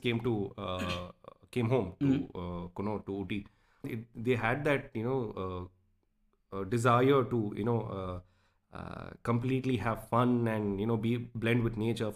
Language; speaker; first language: English; non-native, local second language; Tamil